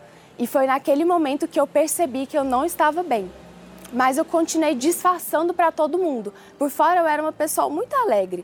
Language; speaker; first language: Portuguese; early bilingual, other home language; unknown